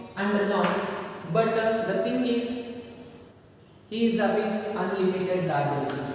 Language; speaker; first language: English; non-native, local second language; Kannada